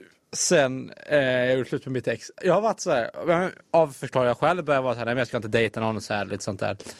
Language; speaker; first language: Swedish; native; Swedish